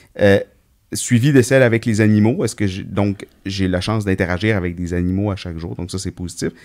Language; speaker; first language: French; native; French